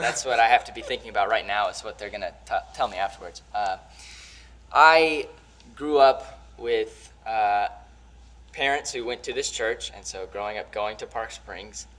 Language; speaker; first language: English; native; English